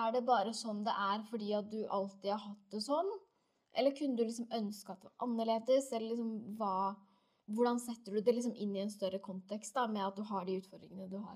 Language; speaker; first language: Norwegian; native; Norwegian